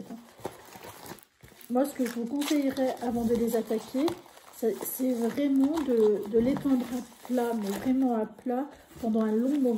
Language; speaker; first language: French; native; French